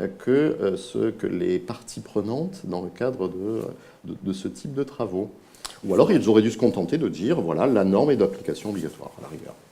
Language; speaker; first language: French; native; French